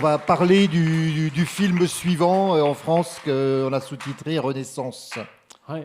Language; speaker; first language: French; native; French